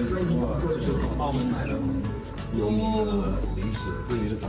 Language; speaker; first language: Chinese; non-native, fluent; Japanese